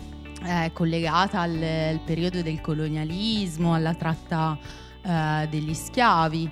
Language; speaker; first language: Italian; native; Italian